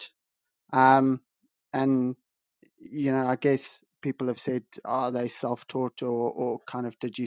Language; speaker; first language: English; native; English